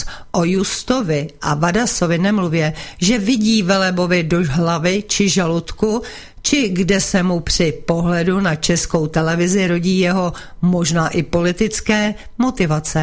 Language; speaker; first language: Czech; native; Czech